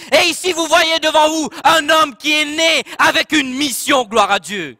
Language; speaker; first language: French; non-native, local second language; Morisyen